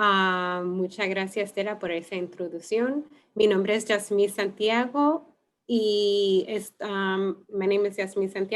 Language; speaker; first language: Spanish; early bilingual, heritage; Spanish